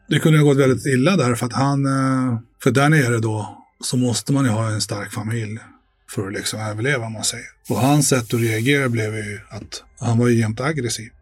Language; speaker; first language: Swedish; early bilingual, other home language; Arabic